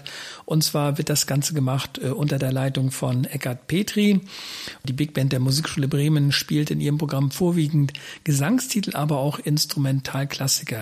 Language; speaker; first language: German; native; German